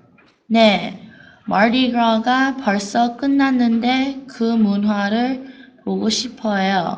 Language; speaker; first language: Korean; non-native, learner; English